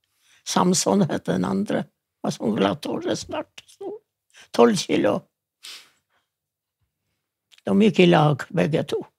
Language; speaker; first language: Norwegian; non-native, fluent; Yiddish